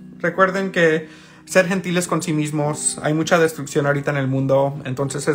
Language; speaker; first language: Spanish; early bilingual, heritage; Spanish